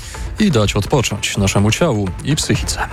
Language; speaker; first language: Polish; native; Polish